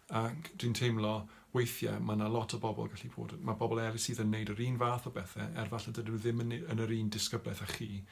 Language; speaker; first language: Welsh; non-native, local second language; English